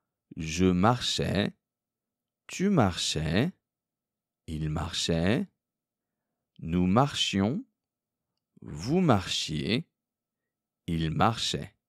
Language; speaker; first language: French; non-native, fluent; Korean